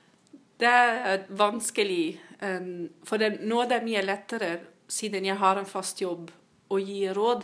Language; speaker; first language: Norwegian; non-native, fluent; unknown